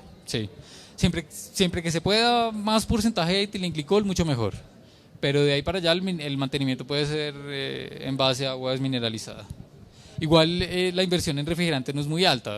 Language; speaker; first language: Spanish; native; Spanish